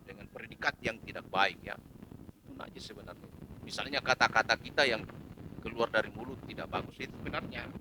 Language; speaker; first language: Indonesian; native; Indonesian